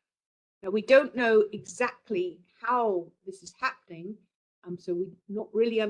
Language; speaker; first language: English; native; English